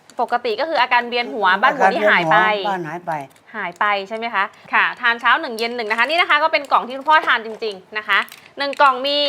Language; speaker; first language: Thai; native; Thai